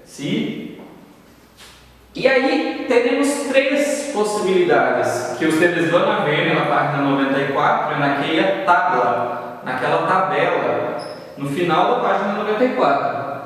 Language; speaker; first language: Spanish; non-native, fluent; Portuguese